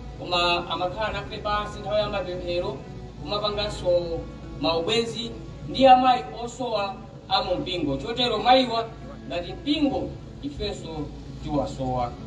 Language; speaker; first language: Nyanja; native; Nyanja